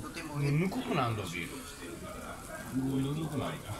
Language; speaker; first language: Japanese; native; Japanese